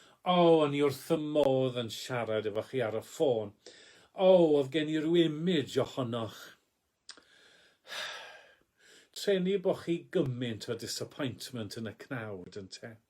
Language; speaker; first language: Welsh; native; Welsh